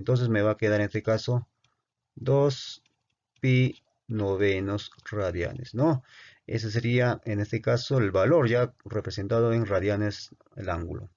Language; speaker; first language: Spanish; native; Spanish